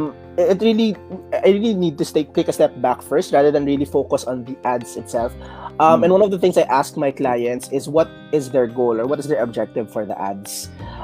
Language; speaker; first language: English; non-native, local second language; Filipino